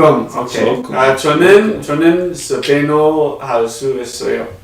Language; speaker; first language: Korean; non-native, learner; English